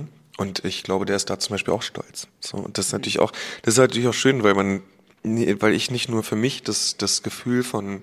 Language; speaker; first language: German; native; German